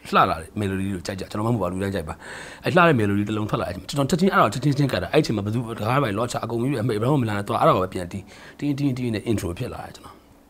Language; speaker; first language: Burmese; native; Burmese